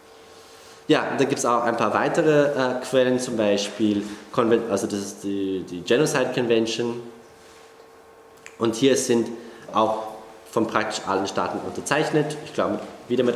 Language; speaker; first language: German; non-native, fluent; English